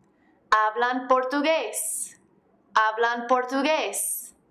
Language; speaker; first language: Spanish; non-native, fluent; English